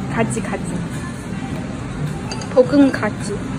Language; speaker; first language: Korean; non-native, learner; Chinese